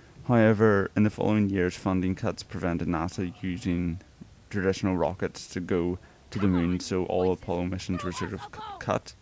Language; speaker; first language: English; native; English